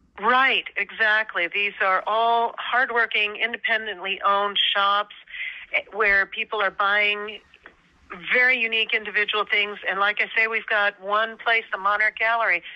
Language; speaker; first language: English; native; English